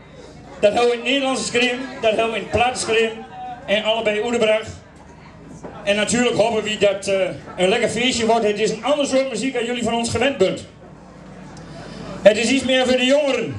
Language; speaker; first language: Dutch; native; Dutch